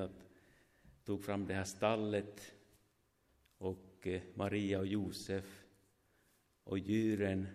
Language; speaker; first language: Swedish; non-native, fluent; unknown